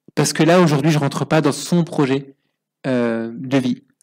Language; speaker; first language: French; native; French